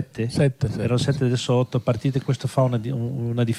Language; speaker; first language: Italian; non-native, fluent; Portuguese